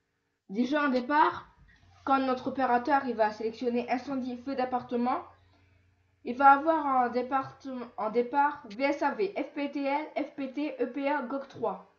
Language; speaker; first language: French; native; French